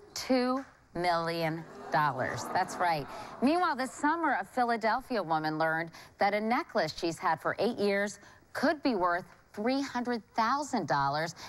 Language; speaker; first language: English; native; English